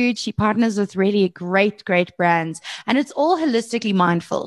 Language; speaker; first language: English; native; English